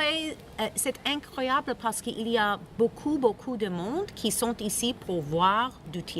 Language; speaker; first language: French; non-native, learner; English